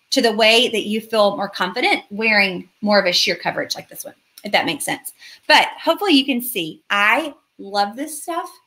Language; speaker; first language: English; native; English